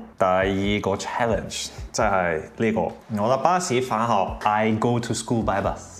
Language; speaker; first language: Cantonese; non-native, fluent; English